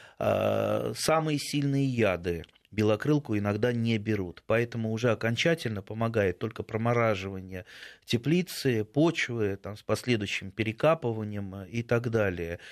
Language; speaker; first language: Russian; native; Russian